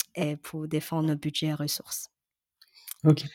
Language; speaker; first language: French; early bilingual, other home language; Cantonese